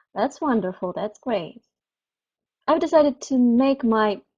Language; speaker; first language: English; non-native, fluent; Russian